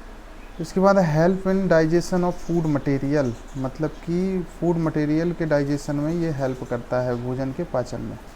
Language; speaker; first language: Hindi; native; Hindi